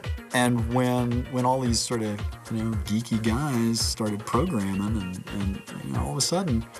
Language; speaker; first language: English; native; English